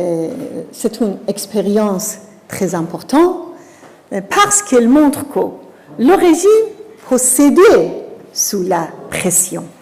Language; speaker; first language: French; non-native, fluent; Persian